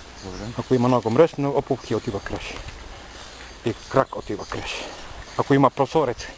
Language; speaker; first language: Bulgarian; non-native, learner; Finnish